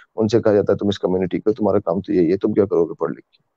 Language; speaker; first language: Hindi; native; Hindi